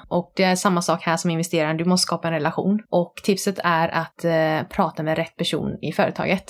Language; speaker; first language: Swedish; early bilingual, other home language; Vietnamese